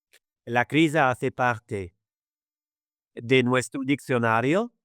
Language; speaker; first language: Spanish; non-native, fluent; Arabic